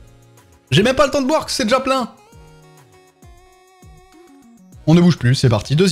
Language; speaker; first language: French; native; French